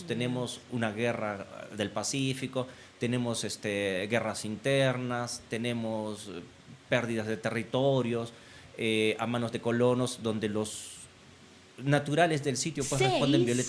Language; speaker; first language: Spanish; native; Spanish